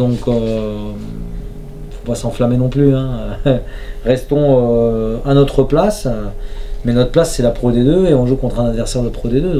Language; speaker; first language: French; native; French